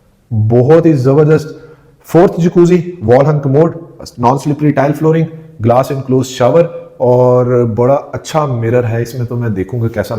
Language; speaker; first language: Urdu; native; Urdu